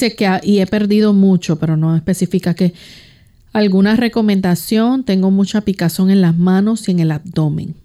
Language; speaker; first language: Spanish; native; Spanish